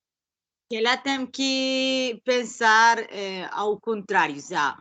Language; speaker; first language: Portuguese; non-native, learner; Spanish